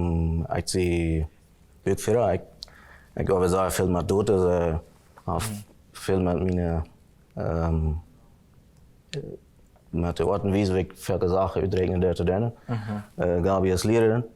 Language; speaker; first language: German; non-native, local second language; Plautdietsch